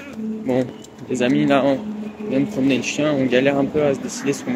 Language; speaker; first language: French; native; French